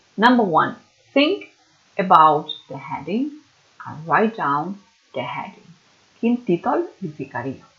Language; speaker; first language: English; non-native, fluent; Catalan